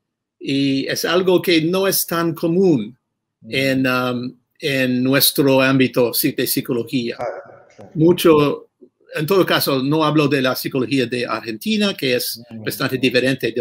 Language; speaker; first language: Spanish; non-native, fluent; English